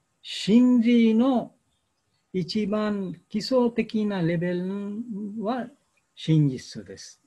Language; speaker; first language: Japanese; non-native, learner; Bangla